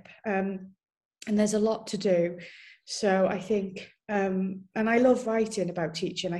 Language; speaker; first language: English; native; English